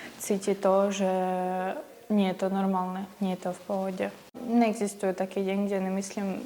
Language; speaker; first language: Slovak; non-native, learner; Ukrainian